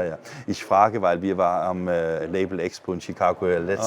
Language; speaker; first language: German; non-native, learner; Danish